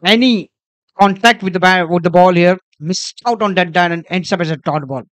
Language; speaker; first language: English; non-native, local second language; Marathi